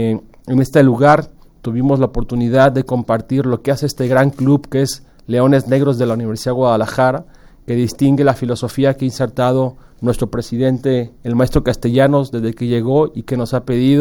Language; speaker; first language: Spanish; native; Spanish